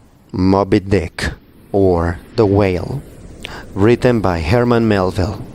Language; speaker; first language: English; non-native, fluent; Spanish